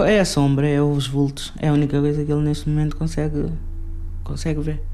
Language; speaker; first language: Portuguese; native; Portuguese